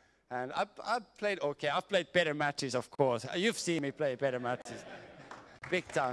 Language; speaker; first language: English; non-native, fluent; Finnish